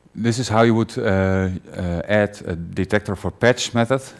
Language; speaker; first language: English; non-native, fluent; Dutch